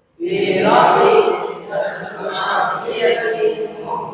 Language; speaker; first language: Arabic; non-native, learner; Indonesian